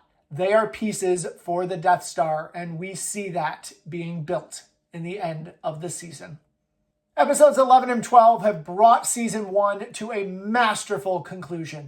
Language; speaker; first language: English; native; English